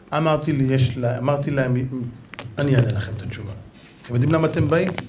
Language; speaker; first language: Hebrew; native; Hebrew